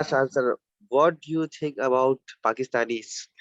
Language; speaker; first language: English; non-native, learner; Urdu